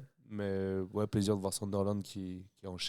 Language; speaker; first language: French; native; French